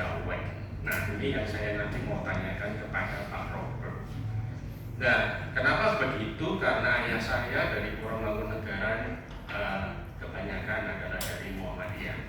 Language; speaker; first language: Indonesian; native; Indonesian